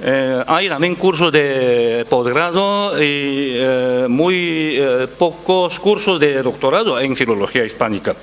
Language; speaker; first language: Spanish; non-native, fluent; Chinese